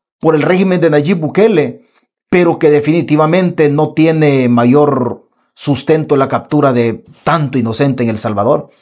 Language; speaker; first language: Spanish; native; Spanish